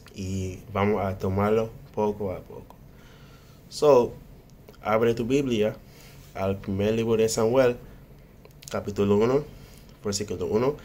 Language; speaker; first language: Spanish; non-native, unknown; English